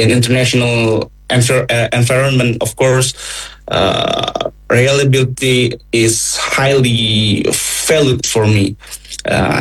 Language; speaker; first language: English; non-native, fluent; Indonesian